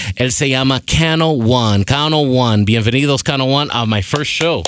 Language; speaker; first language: Spanish; early bilingual, other home language; English